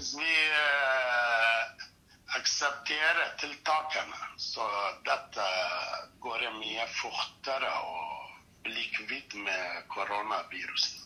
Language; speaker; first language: Norwegian; non-native, fluent; Kurdish